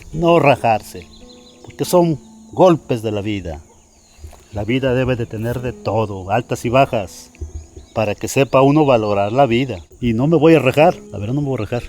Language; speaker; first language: Spanish; native; Spanish